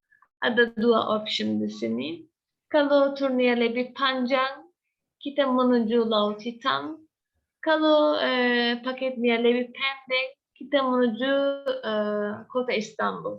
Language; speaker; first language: Indonesian; non-native, learner; Turkish